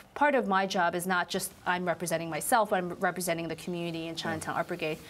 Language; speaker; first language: English; native; English